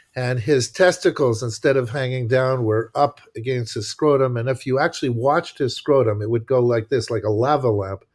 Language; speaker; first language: English; native; English